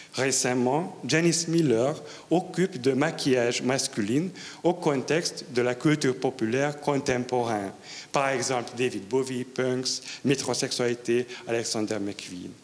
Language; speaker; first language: French; non-native, fluent; Hungarian